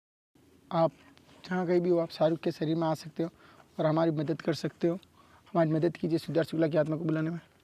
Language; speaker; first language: Hindi; native; Hindi